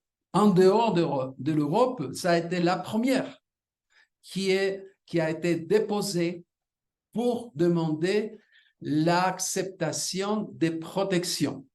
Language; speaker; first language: French; non-native, fluent; Spanish